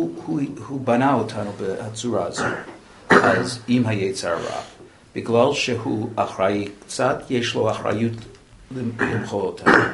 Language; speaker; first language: Hebrew; non-native, fluent; English